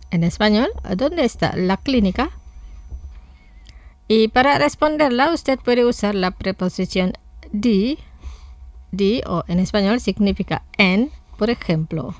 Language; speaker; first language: Spanish; non-native, fluent; Indonesian